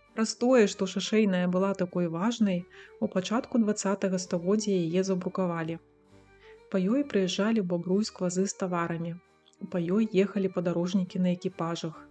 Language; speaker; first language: Belarusian; native; Belarusian